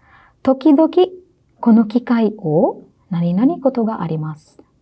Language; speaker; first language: Japanese; non-native, fluent; Sinhala